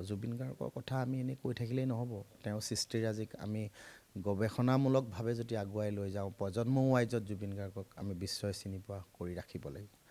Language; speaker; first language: Assamese; native; Assamese